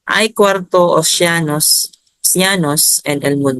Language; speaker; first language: Spanish; non-native, learner; Filipino